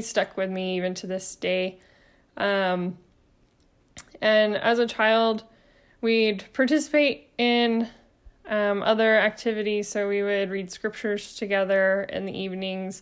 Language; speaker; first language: English; native; English